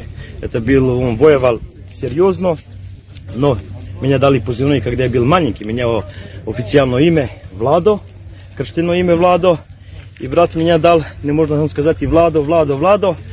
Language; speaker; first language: Russian; non-native, learner; Serbian